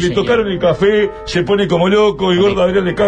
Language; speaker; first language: Spanish; native; Spanish